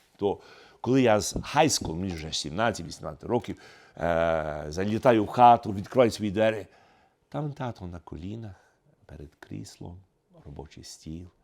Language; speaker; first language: Ukrainian; early bilingual, heritage; Ukrainian